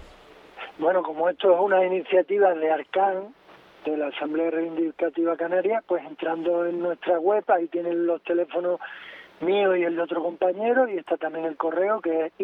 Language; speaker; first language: Spanish; native; Spanish